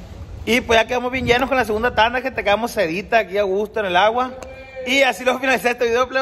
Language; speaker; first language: Spanish; native; Spanish